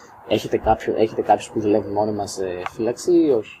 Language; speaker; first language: Greek; native; Greek